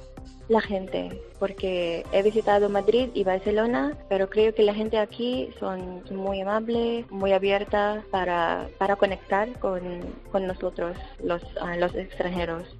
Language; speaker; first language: Spanish; non-native, fluent; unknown